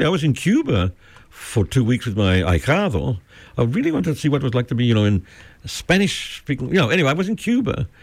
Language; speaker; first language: English; early bilingual, other home language; Spanish